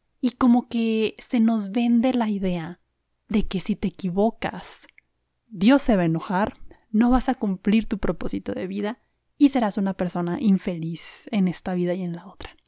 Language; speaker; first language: Spanish; native; Spanish